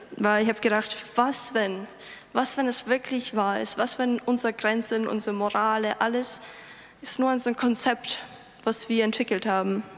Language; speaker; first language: German; non-native, fluent; Lithuanian